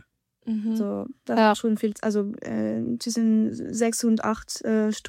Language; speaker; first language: German; non-native, fluent; French